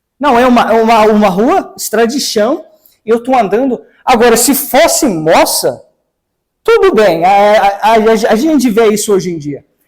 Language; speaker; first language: Portuguese; non-native, fluent; English